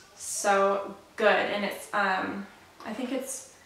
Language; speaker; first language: English; native; English